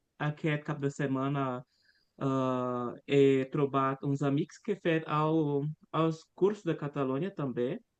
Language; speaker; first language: Catalan; non-native, learner; Portuguese